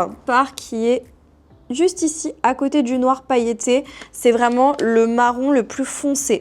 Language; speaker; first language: French; native; French